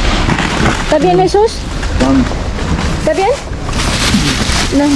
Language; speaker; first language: Spanish; non-native, learner; Filipino